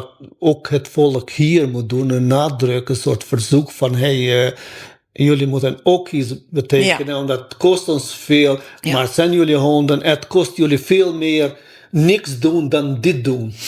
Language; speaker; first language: Dutch; non-native, fluent; Albanian